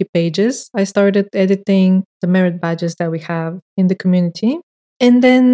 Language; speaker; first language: English; non-native, fluent; Bulgarian